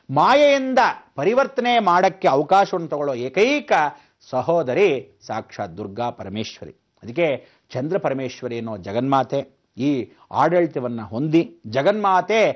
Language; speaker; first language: Kannada; native; Kannada